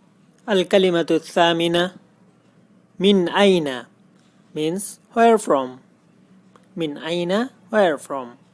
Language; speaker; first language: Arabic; non-native, fluent; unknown